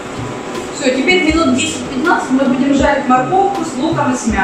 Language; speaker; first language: Russian; native; Russian